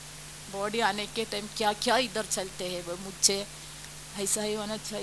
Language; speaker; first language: Hindi; non-native, local second language; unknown